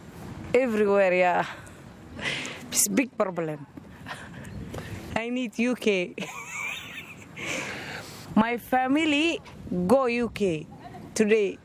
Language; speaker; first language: English; non-native, learner; Somali